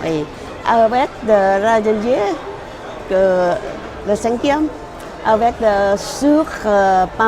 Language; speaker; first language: French; non-native, learner; Thai